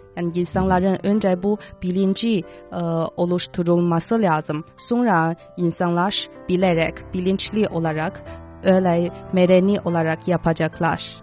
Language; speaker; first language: Turkish; non-native, fluent; Chinese